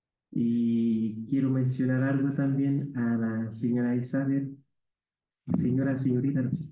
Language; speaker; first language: Spanish; non-native, learner; Haitian Creole